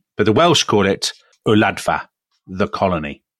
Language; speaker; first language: English; native; English